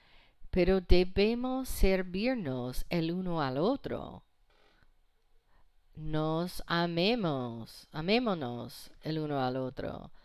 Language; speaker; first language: Spanish; non-native, fluent; English